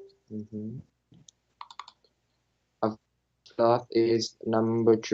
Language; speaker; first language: English; non-native, learner; Vietnamese